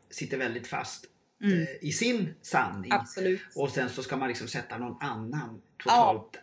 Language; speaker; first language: Swedish; native; Swedish